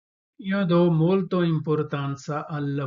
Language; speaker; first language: Italian; non-native, fluent; Urdu